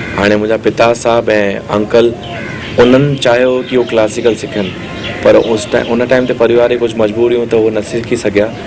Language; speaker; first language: Sindhi; early bilingual, heritage; Sindhi